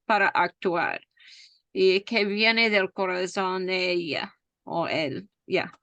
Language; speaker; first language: Spanish; non-native, fluent; English